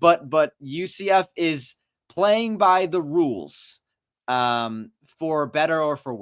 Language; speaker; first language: English; native; English